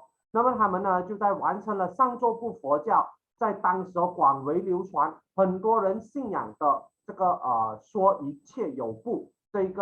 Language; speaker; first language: Chinese; native; Chinese